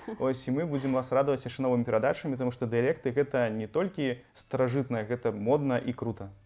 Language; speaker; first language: Belarusian; native; Belarusian